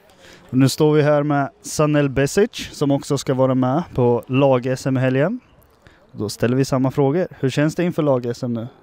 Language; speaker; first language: Swedish; native; Swedish